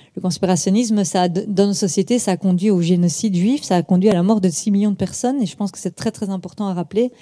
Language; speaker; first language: French; native; French